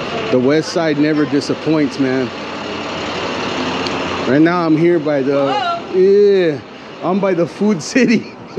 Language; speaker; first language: English; early bilingual, other home language; Spanish